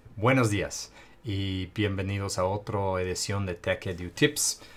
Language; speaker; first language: Spanish; non-native, fluent; English